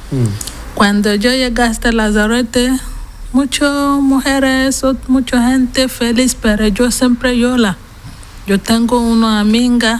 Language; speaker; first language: Spanish; non-native, learner; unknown